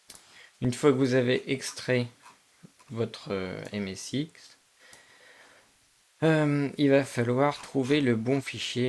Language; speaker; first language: French; native; French